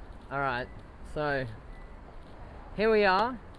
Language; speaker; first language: English; native; English